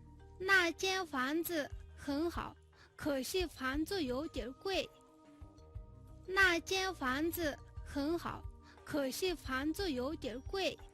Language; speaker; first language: Chinese; non-native, fluent; Mongolian